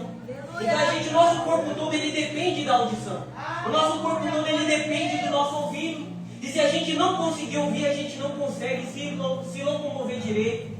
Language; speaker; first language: Portuguese; native; Portuguese